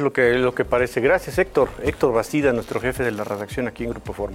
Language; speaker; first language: Spanish; native; Spanish